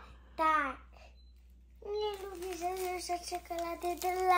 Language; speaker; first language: Polish; early bilingual, other home language; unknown